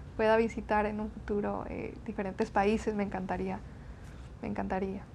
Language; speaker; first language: Spanish; native; Spanish